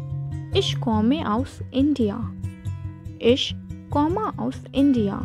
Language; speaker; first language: German; non-native, learner; Hindi